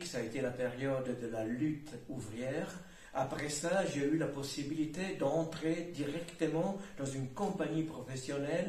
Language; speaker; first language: French; non-native, fluent; Italian